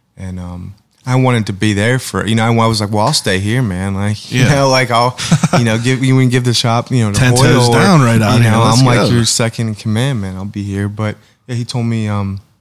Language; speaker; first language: English; native; English